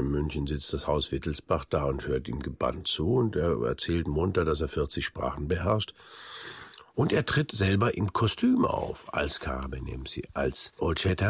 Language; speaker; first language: German; native; German